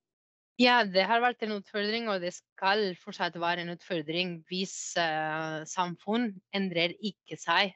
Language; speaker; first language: Norwegian; non-native, fluent; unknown